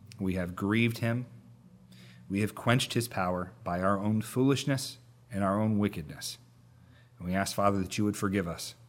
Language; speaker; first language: English; native; English